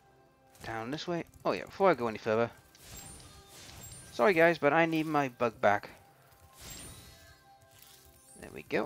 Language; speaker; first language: English; native; English